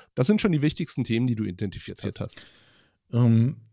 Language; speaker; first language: German; native; German